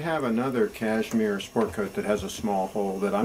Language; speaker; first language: English; native; English